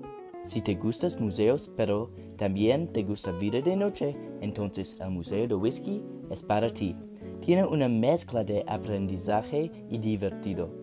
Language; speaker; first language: Spanish; non-native, learner; English